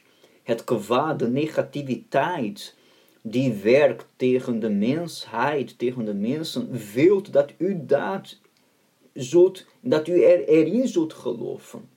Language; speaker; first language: Dutch; non-native, fluent; Portuguese